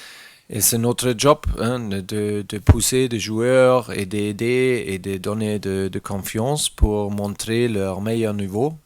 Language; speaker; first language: French; non-native, learner; German